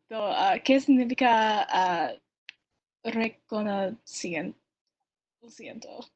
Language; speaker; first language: Spanish; non-native, learner; English